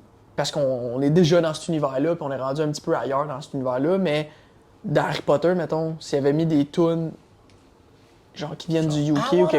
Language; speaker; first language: French; native; French